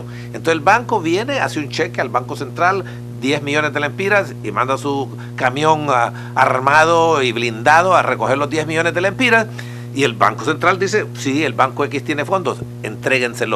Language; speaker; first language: Spanish; native; Spanish